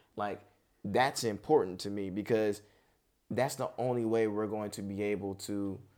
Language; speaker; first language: English; native; English